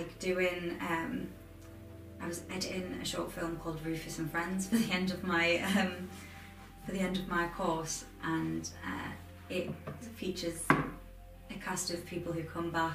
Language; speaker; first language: English; native; English